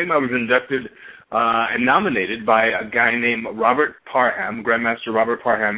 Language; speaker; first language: English; native; English